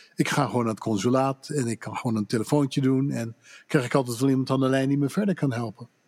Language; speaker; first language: Dutch; native; Dutch